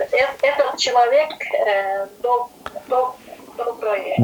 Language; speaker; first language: Russian; non-native, learner; Kyrgyz